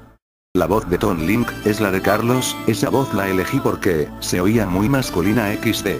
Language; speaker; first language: Spanish; native; Spanish